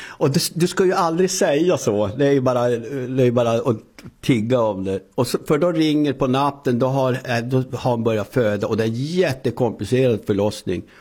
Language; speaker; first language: Swedish; native; Swedish